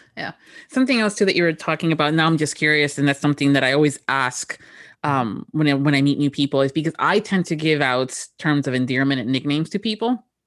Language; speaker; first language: English; early bilingual, other home language; Spanish